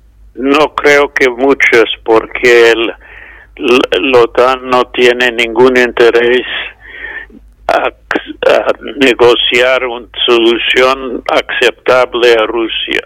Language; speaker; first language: Spanish; non-native, fluent; English